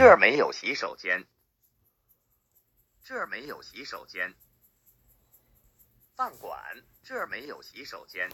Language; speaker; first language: Chinese; non-native, learner; English